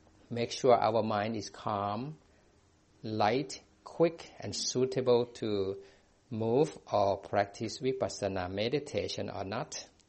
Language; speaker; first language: English; non-native, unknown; Thai